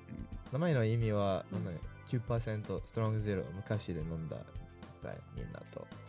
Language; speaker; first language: Japanese; non-native, fluent; English